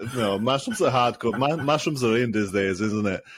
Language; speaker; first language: English; non-native, fluent; Serbian